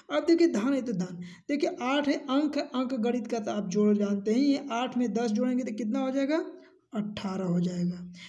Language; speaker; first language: Hindi; native; Hindi